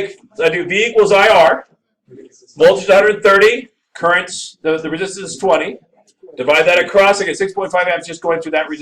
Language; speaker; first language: English; native; English